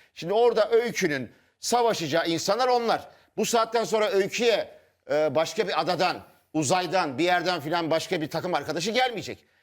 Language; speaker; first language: Turkish; native; Turkish